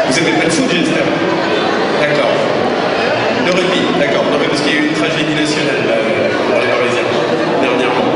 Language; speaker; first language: French; native; French